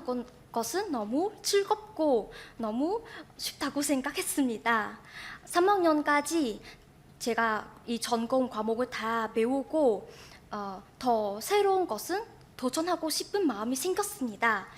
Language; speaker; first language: Korean; non-native, fluent; Vietnamese